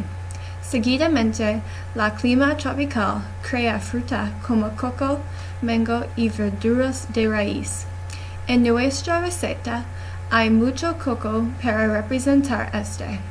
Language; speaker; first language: Spanish; non-native, learner; English